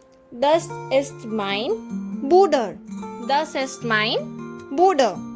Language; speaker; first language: German; non-native, learner; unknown